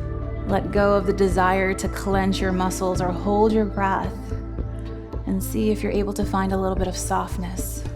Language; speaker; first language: English; native; English